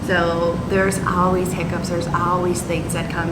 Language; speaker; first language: English; native; English